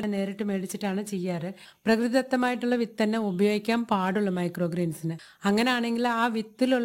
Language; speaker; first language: Malayalam; non-native, local second language; Tamil